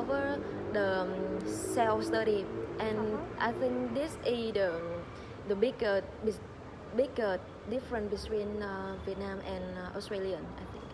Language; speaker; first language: English; non-native, learner; Vietnamese